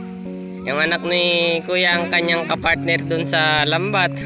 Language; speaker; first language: Filipino; native; Filipino